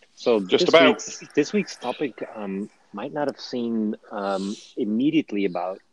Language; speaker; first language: English; non-native, fluent; Dutch